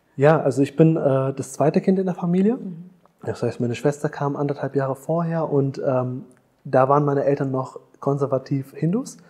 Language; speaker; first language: German; early bilingual, other home language; Tamil